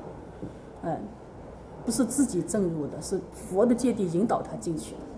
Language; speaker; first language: Chinese; native; Chinese